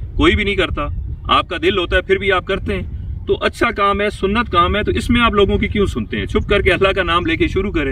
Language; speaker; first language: Hindi; non-native, local second language; Punjabi